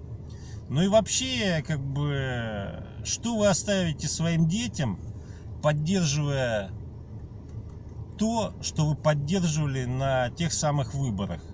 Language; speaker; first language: Russian; native; Russian